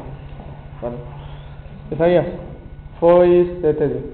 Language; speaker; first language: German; non-native, learner; Spanish